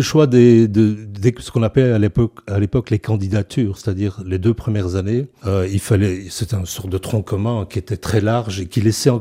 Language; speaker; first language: French; native; French